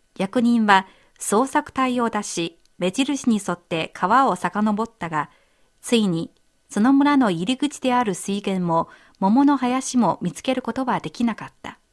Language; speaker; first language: Japanese; native; Japanese